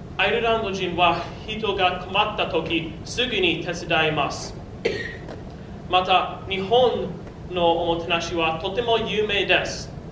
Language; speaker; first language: Japanese; non-native, learner; English